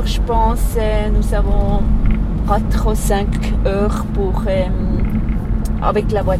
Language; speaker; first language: French; non-native, learner; English